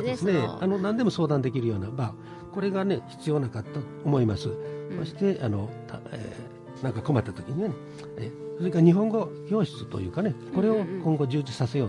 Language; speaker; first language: Japanese; native; Japanese